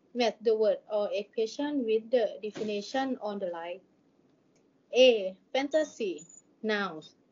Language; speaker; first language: English; non-native, learner; Thai